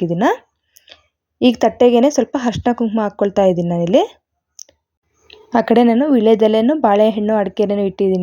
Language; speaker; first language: Kannada; native; Kannada